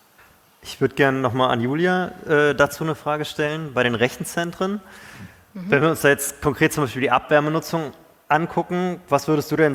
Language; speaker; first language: German; native; German